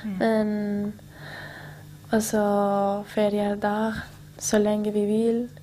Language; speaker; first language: Norwegian; non-native, learner; Spanish